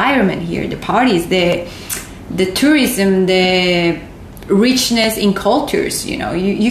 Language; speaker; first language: English; non-native, fluent; Spanish